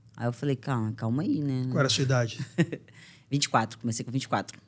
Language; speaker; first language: Portuguese; native; Portuguese